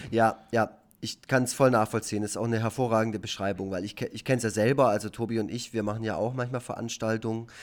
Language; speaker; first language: German; native; German